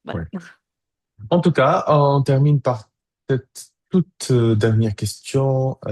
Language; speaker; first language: French; native; French